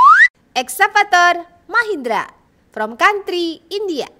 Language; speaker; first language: English; non-native, learner; Indonesian